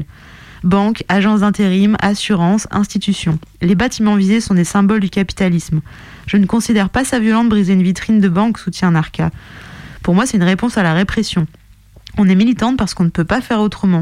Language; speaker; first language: French; native; French